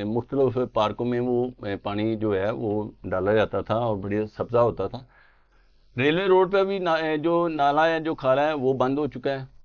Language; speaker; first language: Urdu; native; Urdu